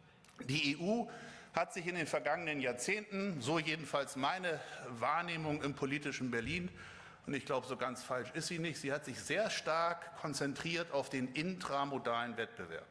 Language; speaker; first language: German; native; German